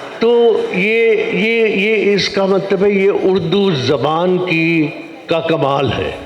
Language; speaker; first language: Urdu; non-native, local second language; Sindhi